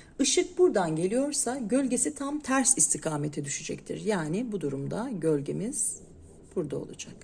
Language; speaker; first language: Turkish; native; Turkish